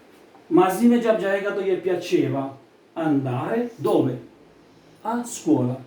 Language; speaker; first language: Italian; non-native, fluent; Urdu